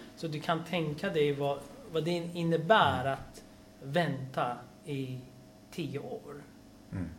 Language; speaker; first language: Swedish; non-native, fluent; Persian